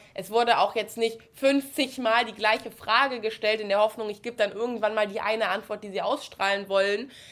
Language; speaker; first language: German; native; German